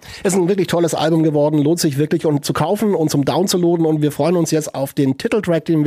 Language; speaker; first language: German; native; German